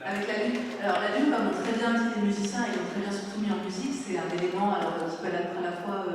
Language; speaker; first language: French; native; French